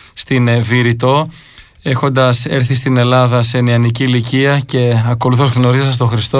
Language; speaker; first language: Greek; native; Greek